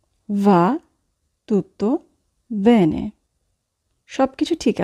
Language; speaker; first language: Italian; non-native, fluent; Bangla